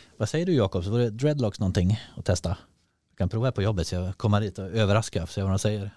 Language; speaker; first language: Swedish; native; Swedish